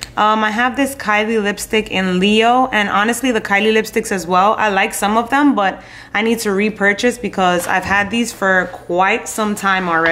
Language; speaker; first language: English; native; English